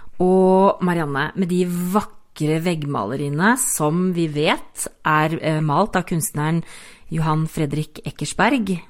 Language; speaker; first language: Norwegian; native; Norwegian